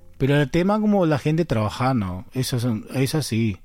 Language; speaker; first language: Spanish; non-native, learner; Chinese